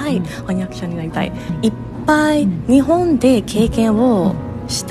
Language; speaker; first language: Japanese; non-native, learner; English